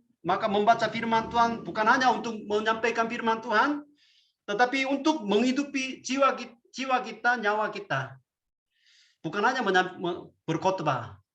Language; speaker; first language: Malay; non-native, fluent; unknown